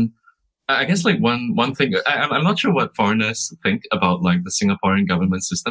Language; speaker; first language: English; native; English